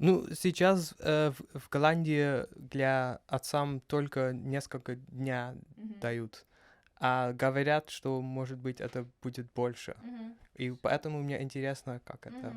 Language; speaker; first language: Russian; non-native, learner; Dutch